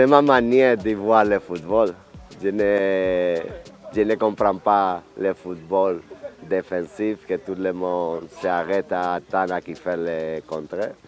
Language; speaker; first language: French; non-native, learner; Spanish